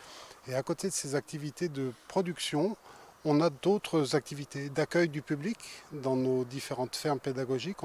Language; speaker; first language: French; native; French